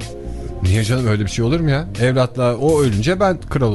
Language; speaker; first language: Turkish; native; Turkish